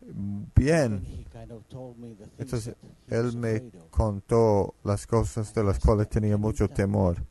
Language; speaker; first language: Spanish; non-native, fluent; Finnish